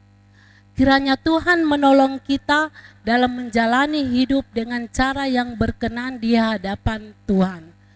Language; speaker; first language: Indonesian; native; Indonesian